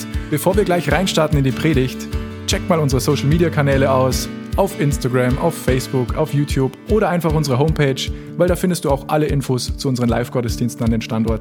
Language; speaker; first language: German; native; German